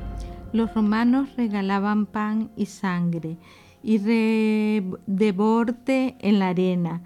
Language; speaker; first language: Spanish; native; Spanish